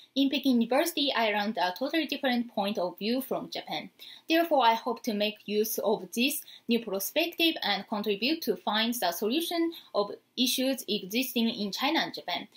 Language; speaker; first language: English; non-native, fluent; Japanese